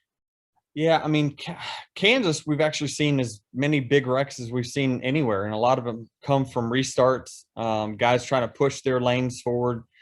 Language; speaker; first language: English; native; English